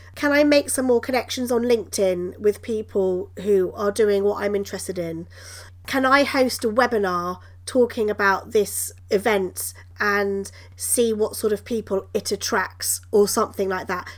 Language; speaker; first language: English; native; English